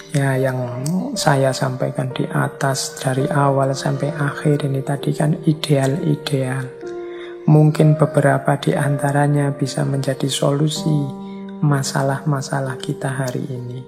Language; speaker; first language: Indonesian; native; Indonesian